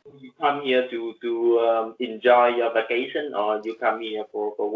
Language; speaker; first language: English; non-native, learner; Vietnamese